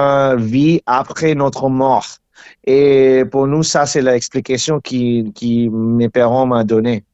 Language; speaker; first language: French; non-native, learner; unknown